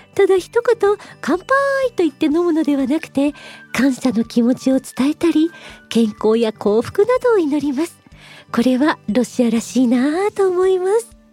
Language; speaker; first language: Japanese; native; Japanese